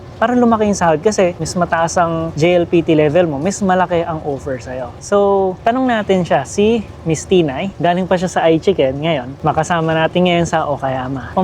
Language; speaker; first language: Filipino; native; Filipino